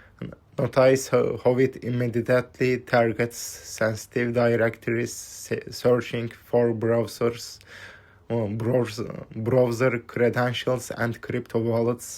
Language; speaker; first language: English; non-native, fluent; Turkish